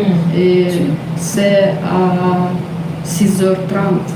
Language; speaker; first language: French; non-native, learner; Russian